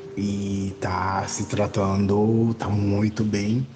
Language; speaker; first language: Portuguese; non-native, fluent; Haitian Creole